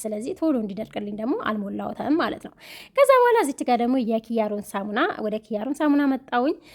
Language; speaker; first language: Amharic; native; Amharic